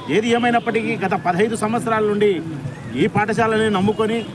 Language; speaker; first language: Telugu; non-native, local second language; Lambadi